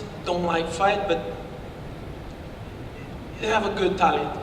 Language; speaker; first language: English; non-native, learner; Portuguese